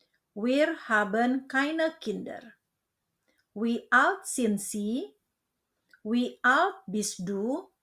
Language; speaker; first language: German; non-native, fluent; Indonesian